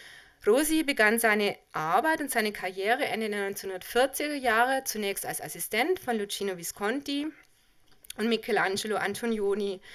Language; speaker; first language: German; native; German